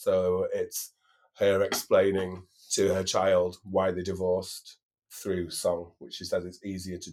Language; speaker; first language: English; native; English